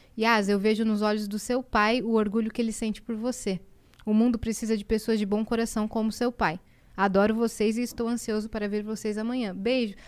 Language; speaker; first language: Portuguese; native; Portuguese